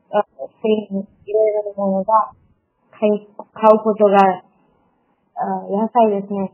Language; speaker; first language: Japanese; non-native, learner; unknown